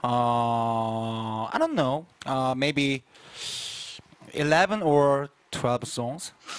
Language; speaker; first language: English; non-native, learner; Korean